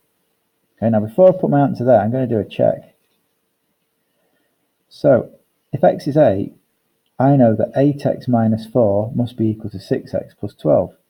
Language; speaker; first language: English; native; English